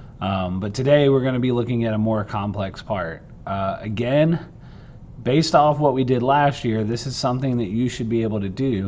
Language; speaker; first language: English; native; English